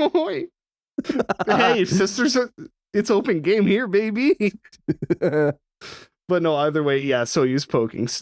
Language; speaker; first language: English; native; English